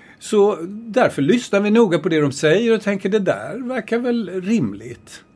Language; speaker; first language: Swedish; native; Swedish